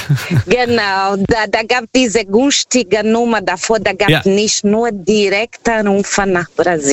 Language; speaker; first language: German; non-native, learner; Portuguese